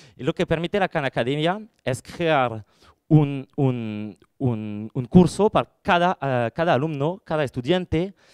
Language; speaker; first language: Spanish; non-native, fluent; French